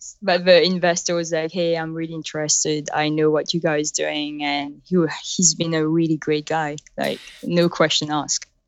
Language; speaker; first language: English; non-native, fluent; French